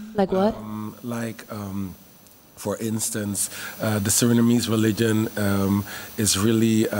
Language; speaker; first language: English; early bilingual, other home language; Dutch